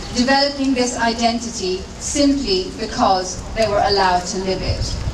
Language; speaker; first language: English; native; English